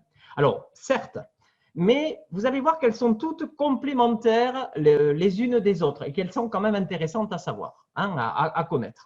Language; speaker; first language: French; native; French